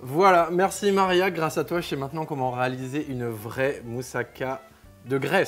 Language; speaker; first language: French; native; French